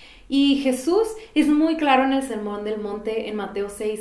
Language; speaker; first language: Spanish; native; Spanish